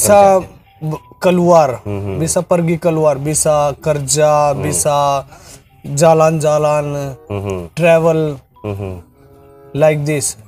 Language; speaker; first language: Indonesian; non-native, learner; Hindi